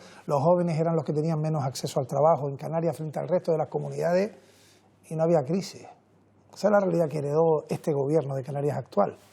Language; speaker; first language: Spanish; native; Spanish